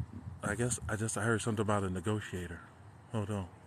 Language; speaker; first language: English; native; English